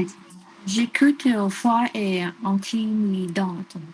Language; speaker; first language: French; non-native, learner; Vietnamese